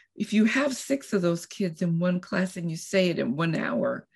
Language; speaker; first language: English; non-native, fluent; Spanish